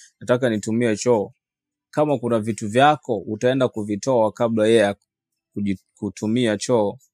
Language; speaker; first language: Swahili; native; Swahili